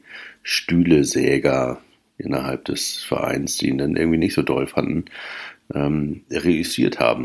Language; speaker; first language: German; native; German